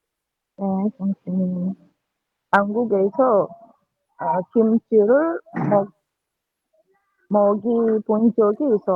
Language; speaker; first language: Korean; non-native, learner; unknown